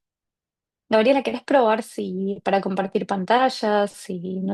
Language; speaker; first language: Spanish; native; Spanish